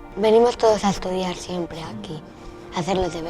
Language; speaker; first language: Spanish; native; Spanish